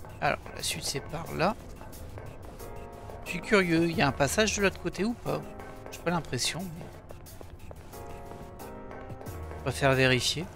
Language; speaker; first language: French; native; French